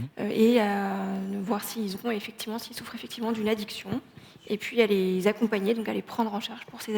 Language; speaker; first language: French; native; French